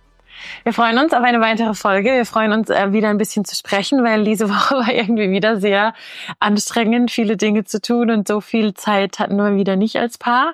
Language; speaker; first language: German; native; German